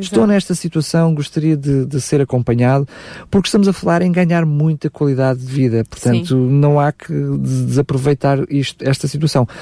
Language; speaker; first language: Portuguese; native; Portuguese